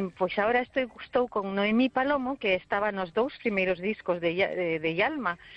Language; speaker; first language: Galician; early bilingual, heritage; Galician